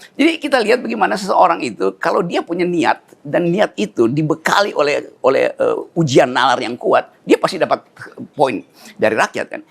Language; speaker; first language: Indonesian; native; Indonesian